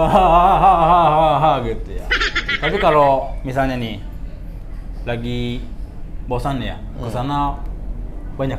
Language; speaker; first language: Indonesian; non-native, fluent; Japanese